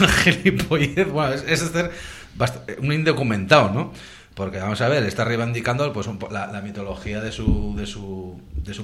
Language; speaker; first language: Spanish; native; Spanish